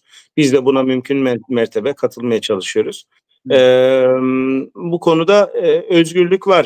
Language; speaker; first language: Turkish; early bilingual, heritage; Turkish